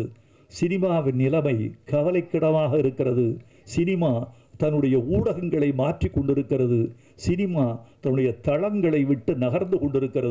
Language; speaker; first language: Tamil; native; Tamil